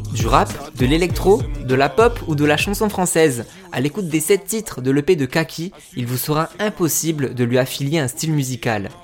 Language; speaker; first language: French; native; French